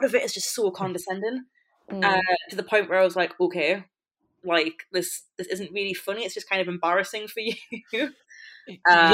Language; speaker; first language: English; native; English